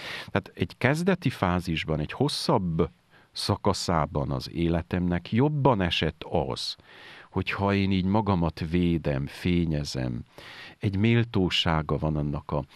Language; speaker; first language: Hungarian; native; Hungarian